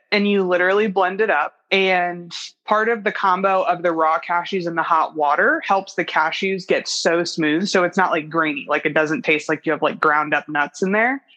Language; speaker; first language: English; native; English